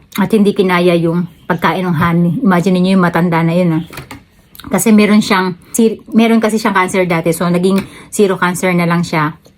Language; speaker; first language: Filipino; native; Filipino